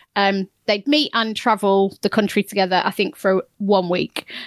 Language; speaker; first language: English; native; English